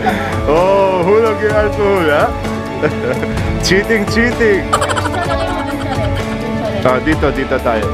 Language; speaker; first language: Filipino; non-native, learner; Arabic